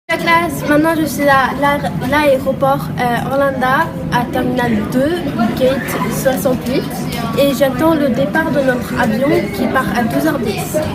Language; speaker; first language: French; non-native, learner; Swedish